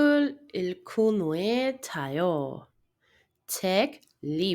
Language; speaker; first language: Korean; non-native, fluent; Spanish